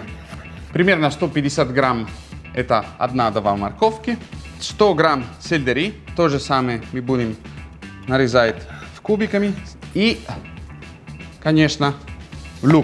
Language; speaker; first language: Russian; non-native, fluent; Italian